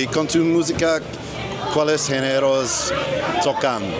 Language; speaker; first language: Spanish; non-native, learner; English